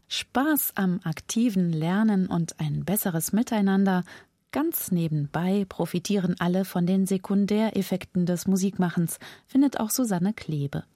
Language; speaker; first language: German; native; German